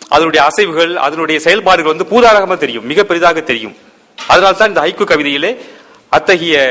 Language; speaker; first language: Tamil; early bilingual, heritage; Tamil